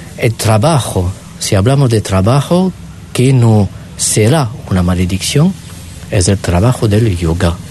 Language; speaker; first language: Spanish; non-native, learner; French